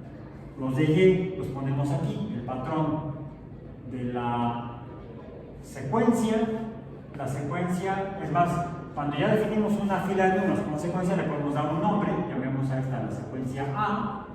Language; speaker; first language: Spanish; native; Spanish